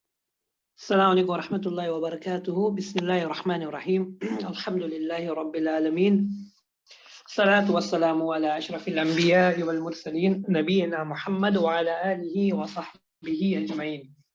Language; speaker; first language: Arabic; non-native, fluent; Urdu